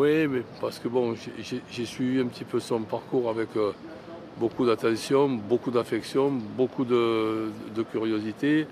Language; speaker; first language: French; native; French